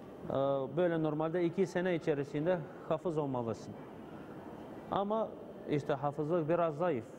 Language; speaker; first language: Turkish; non-native, fluent; Bulgarian